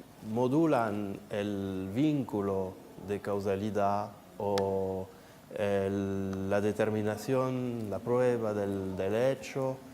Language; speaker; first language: Spanish; non-native, fluent; French